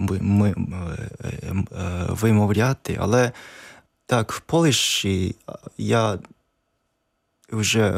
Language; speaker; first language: Ukrainian; non-native, learner; Japanese